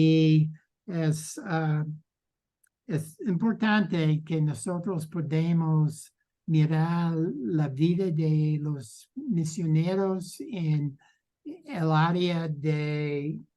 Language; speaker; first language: Spanish; non-native, learner; English